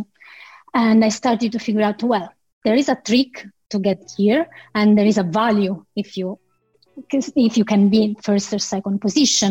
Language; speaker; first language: English; non-native, fluent; Italian